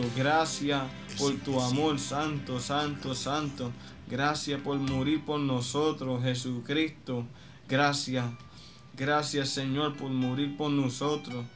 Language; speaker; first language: Spanish; native; Spanish